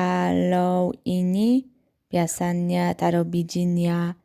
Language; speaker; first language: Indonesian; non-native, fluent; Polish